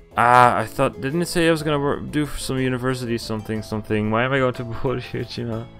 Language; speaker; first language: English; non-native, fluent; Dutch